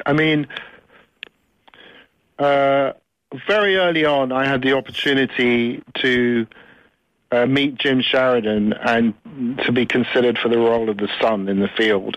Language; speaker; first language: English; native; English